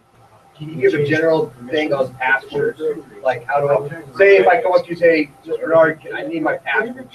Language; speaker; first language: English; native; English